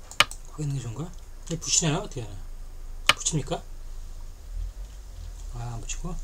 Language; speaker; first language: Korean; native; Korean